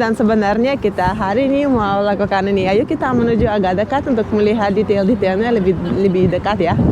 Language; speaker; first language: Indonesian; non-native, fluent; Russian